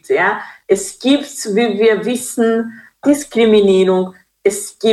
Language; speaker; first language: German; non-native, fluent; Kinyarwanda